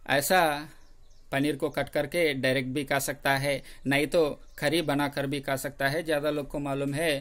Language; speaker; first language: Hindi; non-native, local second language; Telugu